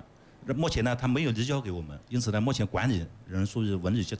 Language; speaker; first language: Chinese; native; Chinese